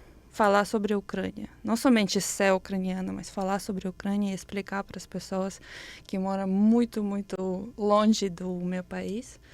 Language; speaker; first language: Portuguese; non-native, learner; Ukrainian